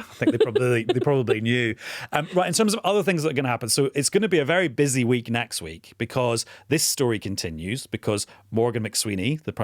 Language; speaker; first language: English; native; English